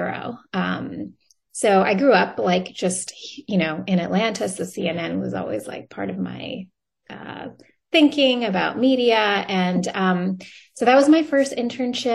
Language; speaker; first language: English; native; English